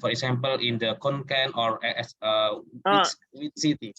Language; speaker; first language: English; non-native, learner; Indonesian